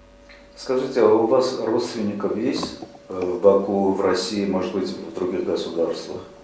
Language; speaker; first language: Russian; native; Russian